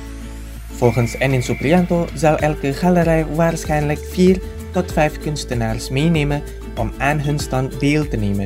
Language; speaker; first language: Dutch; non-native, fluent; Indonesian